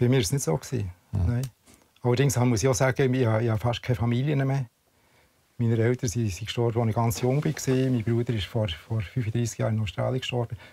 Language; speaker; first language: German; native; German